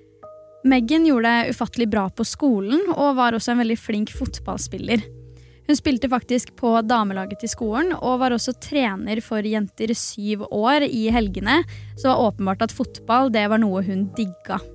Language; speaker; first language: Norwegian; native; Norwegian